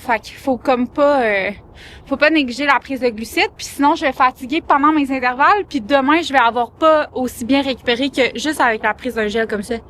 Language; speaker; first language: French; native; French